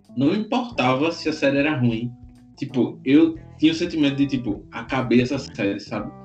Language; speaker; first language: Portuguese; native; Portuguese